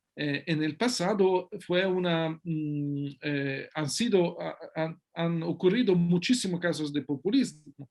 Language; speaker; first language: Spanish; non-native, fluent; Italian